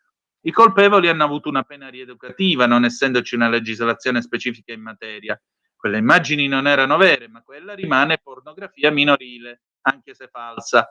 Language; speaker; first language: Italian; native; Italian